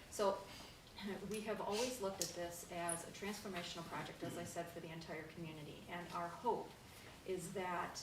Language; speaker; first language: English; native; English